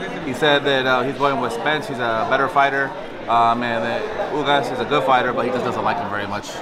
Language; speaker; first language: English; early bilingual, other home language; Spanish